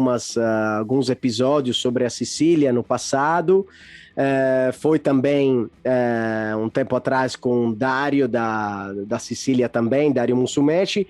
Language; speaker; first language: Portuguese; non-native, fluent; Italian